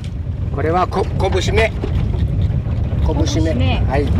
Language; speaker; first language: Japanese; native; Japanese